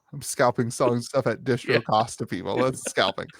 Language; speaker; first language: English; native; English